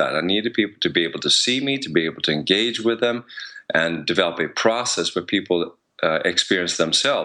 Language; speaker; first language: English; non-native, fluent; Swedish